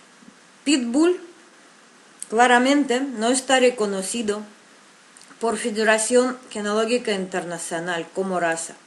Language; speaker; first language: Spanish; non-native, fluent; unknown